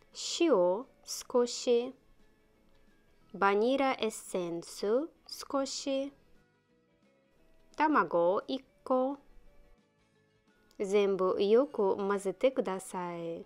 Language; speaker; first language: Japanese; non-native, learner; Russian